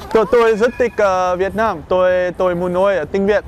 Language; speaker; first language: Chinese; non-native, learner; Dutch